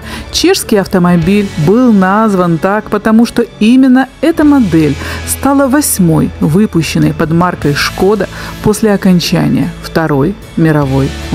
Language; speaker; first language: Russian; native; Russian